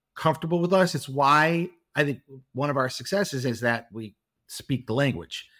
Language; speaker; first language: English; native; English